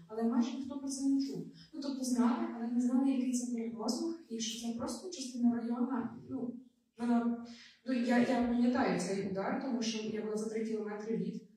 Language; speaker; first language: Ukrainian; native; Ukrainian